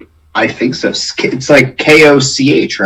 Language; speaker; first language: English; native; English